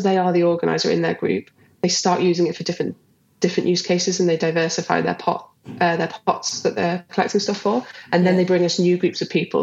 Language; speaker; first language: English; native; English